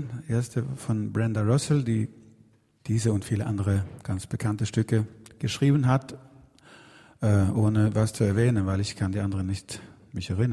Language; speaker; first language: German; non-native, fluent; Swedish